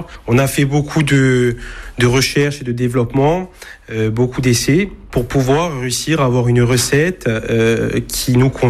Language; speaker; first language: French; native; French